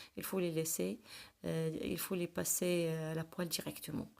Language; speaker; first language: French; non-native, local second language; Arabic